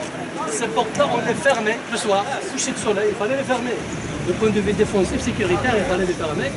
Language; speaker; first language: French; non-native, local second language; Arabic